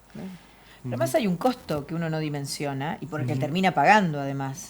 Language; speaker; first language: Spanish; native; Spanish